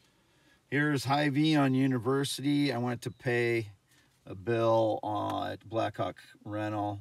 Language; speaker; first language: English; native; English